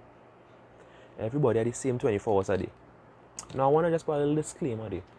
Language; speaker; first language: English; native; English